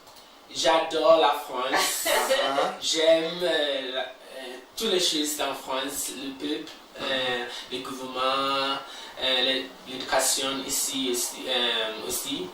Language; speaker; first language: French; non-native, learner; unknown